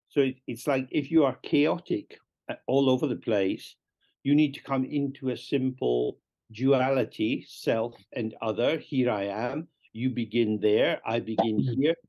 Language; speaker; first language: English; native; English